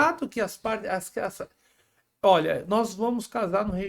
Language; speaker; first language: Portuguese; native; Portuguese